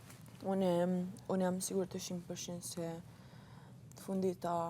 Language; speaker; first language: Albanian; early bilingual, heritage; Italian